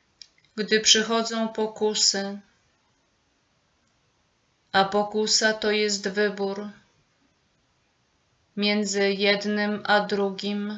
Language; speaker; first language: Polish; native; Polish